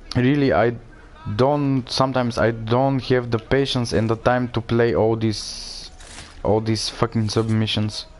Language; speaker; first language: English; non-native, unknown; Bulgarian